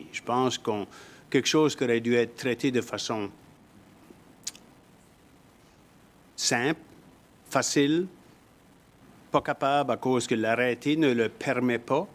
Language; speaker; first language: French; native; French